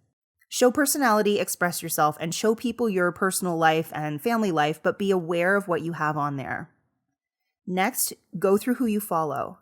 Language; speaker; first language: English; native; English